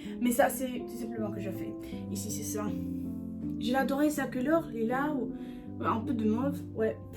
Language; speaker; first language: French; non-native, learner; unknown